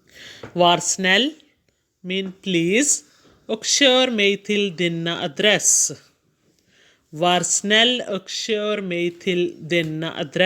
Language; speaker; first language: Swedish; non-native, learner; Urdu